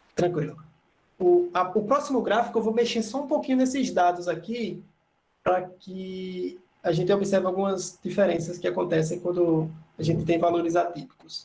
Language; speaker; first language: Portuguese; native; Portuguese